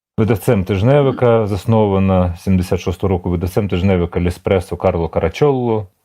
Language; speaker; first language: Ukrainian; native; Ukrainian